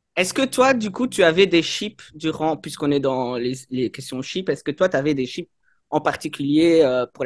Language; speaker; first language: French; native; French